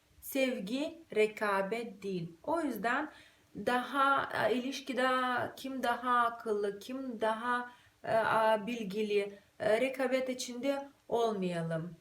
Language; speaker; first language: Turkish; non-native, fluent; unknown